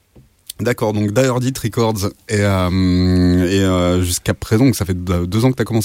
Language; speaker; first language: French; native; French